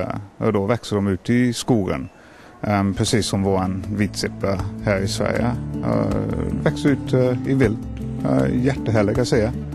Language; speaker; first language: Swedish; non-native, fluent; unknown